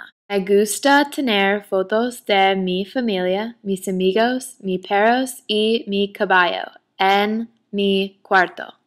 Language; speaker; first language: Spanish; non-native, learner; English